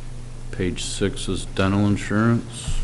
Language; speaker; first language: English; native; English